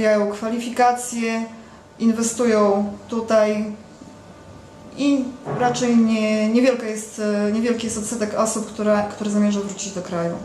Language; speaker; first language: Polish; native; Polish